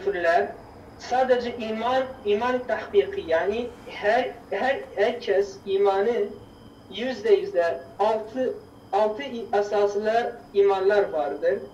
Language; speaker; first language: Turkish; non-native, learner; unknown